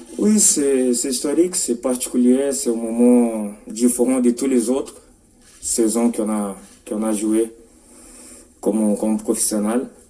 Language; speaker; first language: French; non-native, fluent; Portuguese